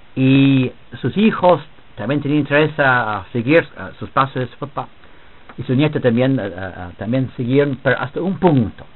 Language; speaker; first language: Spanish; non-native, fluent; English